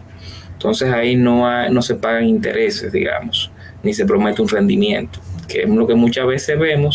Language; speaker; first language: Spanish; native; Spanish